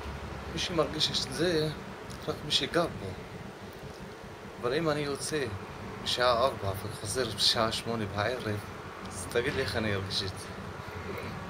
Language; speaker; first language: Hebrew; non-native, local second language; Arabic